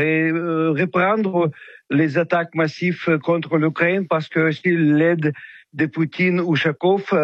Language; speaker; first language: French; non-native, fluent; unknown